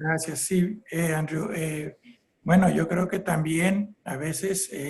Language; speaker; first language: Spanish; native; Spanish